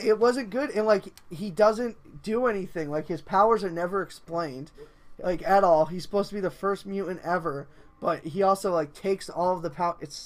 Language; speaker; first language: English; native; English